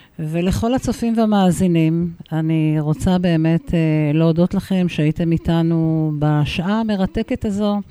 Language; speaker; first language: Hebrew; native; Hebrew